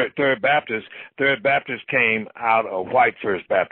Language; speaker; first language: English; native; English